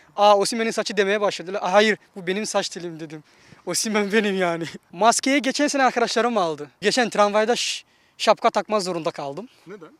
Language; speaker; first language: Turkish; non-native, fluent; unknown